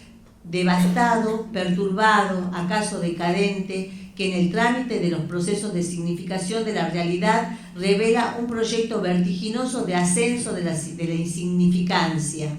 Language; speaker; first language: Spanish; native; Spanish